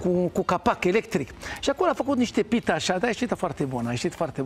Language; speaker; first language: Romanian; non-native, fluent; Hebrew